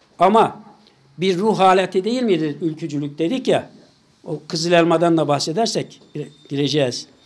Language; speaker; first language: Turkish; native; Turkish